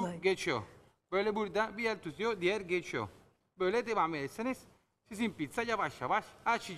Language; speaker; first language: Turkish; non-native, learner; Italian